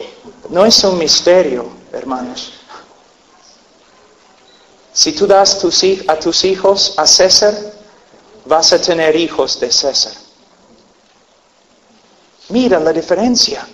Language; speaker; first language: Spanish; non-native, fluent; English